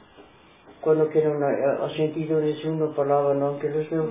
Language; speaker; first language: Italian; non-native, local second language; Slovenian